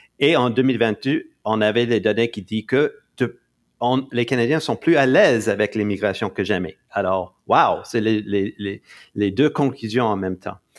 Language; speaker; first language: French; non-native, local second language; English